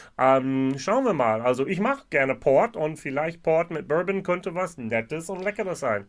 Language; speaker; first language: German; non-native, fluent; English